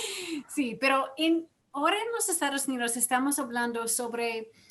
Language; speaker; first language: Spanish; non-native, fluent; English